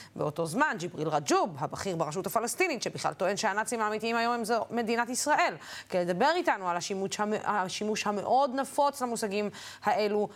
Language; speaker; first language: Hebrew; non-native, local second language; Arabic